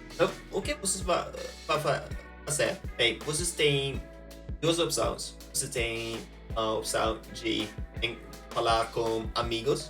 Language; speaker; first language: Portuguese; non-native, fluent; Norwegian